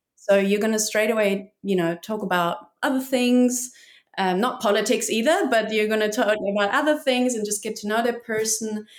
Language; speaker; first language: English; non-native, fluent; German